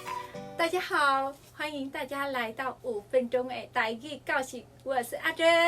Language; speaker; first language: Chinese; non-native, fluent; Vietnamese